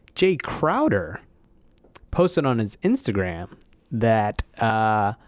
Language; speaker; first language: English; native; English